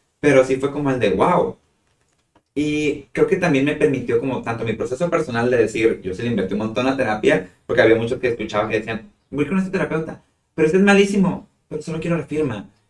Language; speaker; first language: Spanish; native; Spanish